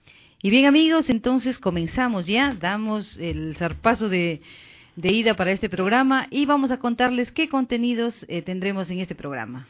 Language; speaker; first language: Spanish; native; Spanish